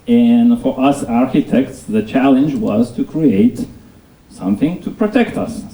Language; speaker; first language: English; non-native, fluent; Lithuanian